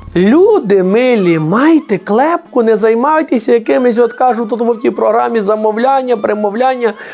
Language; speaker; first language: Ukrainian; native; Ukrainian